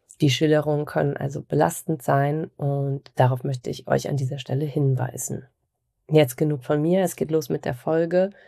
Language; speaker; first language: German; native; German